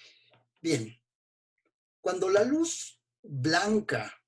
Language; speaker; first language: Spanish; native; Spanish